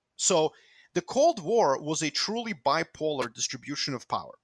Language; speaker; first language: English; non-native, fluent; Serbian